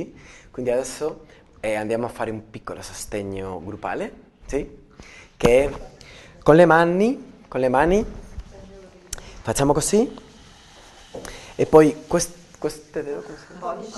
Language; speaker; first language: Italian; non-native, learner; Spanish